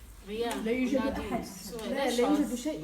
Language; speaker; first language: French; non-native, learner; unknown